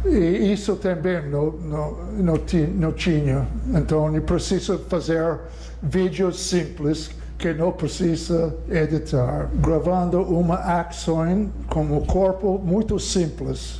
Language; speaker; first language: Portuguese; non-native, learner; English